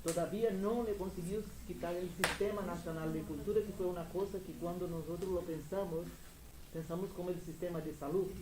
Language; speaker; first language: Spanish; non-native, fluent; Portuguese